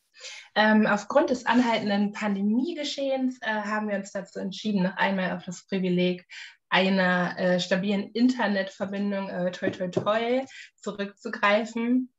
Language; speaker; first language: German; native; German